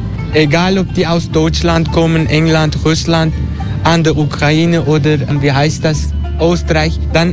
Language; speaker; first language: German; non-native, fluent; Turkish